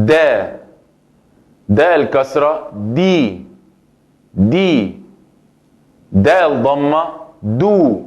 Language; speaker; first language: Spanish; non-native, fluent; Arabic